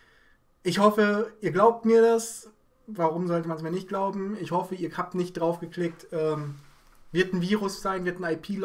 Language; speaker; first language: German; native; German